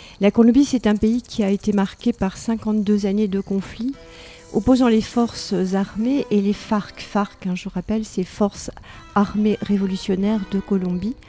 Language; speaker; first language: French; native; French